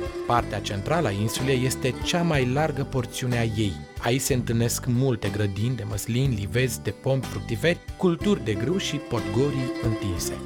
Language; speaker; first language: Romanian; native; Romanian